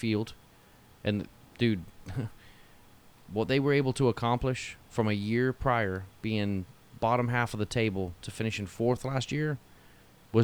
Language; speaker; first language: English; native; English